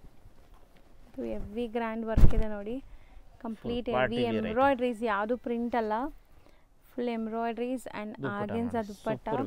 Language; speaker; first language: Kannada; native; Kannada